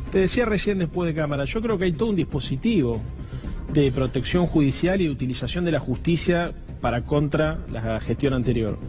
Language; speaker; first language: Spanish; native; Spanish